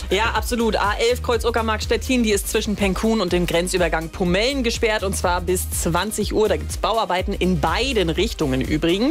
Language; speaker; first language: German; native; German